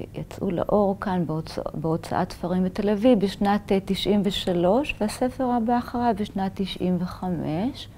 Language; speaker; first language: Hebrew; native; Hebrew